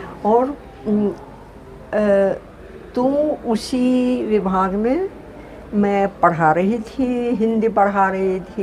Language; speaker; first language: Hindi; non-native, fluent; Russian